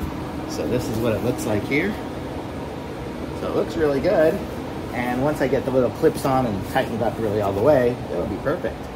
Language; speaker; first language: English; native; English